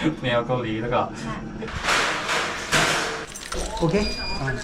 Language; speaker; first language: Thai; non-native, learner; Korean